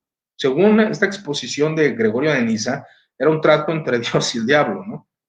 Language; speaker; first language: Spanish; native; Spanish